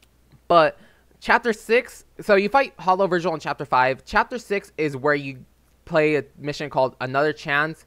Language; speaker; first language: English; native; English